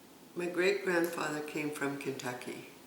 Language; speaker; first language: English; native; English